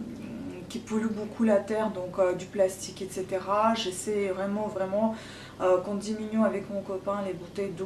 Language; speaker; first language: French; non-native, fluent; Russian